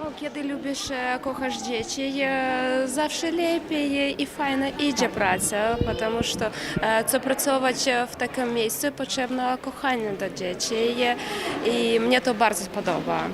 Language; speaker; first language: Polish; non-native, learner; Russian